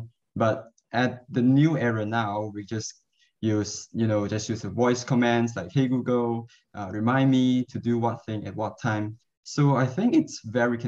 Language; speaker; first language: English; non-native, local second language; Cantonese